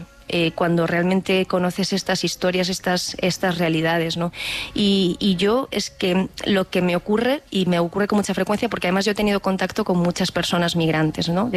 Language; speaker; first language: Spanish; native; Spanish